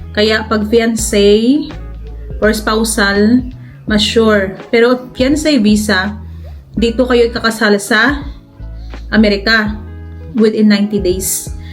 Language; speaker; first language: Filipino; native; Filipino